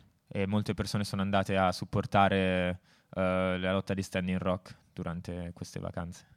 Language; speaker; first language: Italian; native; Italian